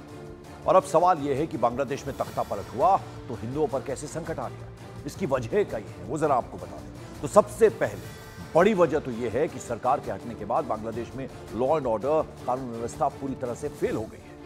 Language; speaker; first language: Hindi; native; Hindi